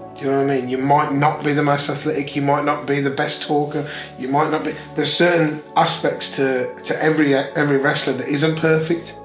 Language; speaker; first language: English; native; English